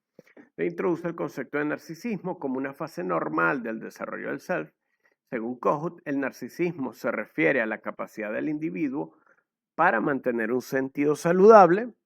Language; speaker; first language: Spanish; native; Spanish